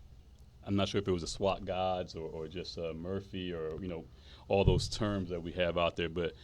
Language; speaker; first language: English; native; English